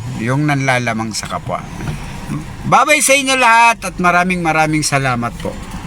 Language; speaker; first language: Filipino; native; Filipino